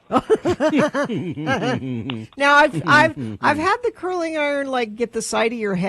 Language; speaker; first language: English; native; English